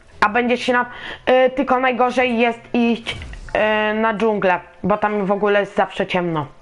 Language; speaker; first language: Polish; native; Polish